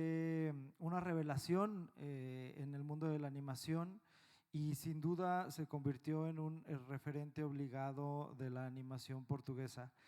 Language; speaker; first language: Spanish; native; Spanish